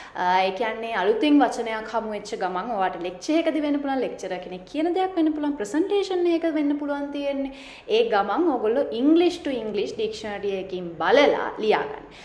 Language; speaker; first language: Sinhala; native; Sinhala